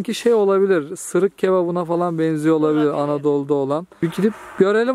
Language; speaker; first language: Turkish; native; Turkish